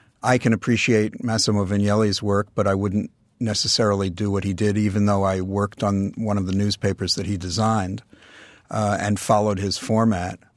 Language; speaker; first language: English; native; English